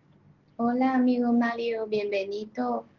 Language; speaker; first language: Spanish; non-native, learner; Chinese